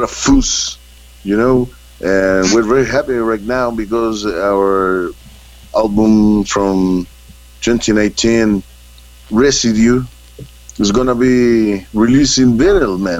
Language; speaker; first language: English; non-native, fluent; Spanish